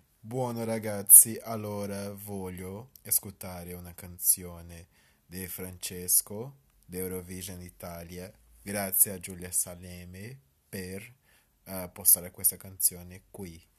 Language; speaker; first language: Italian; non-native, learner; Portuguese